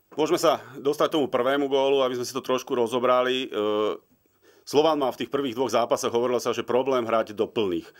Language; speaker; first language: Slovak; native; Slovak